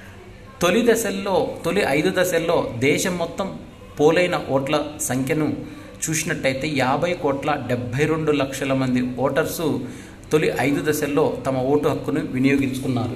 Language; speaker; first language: Telugu; native; Telugu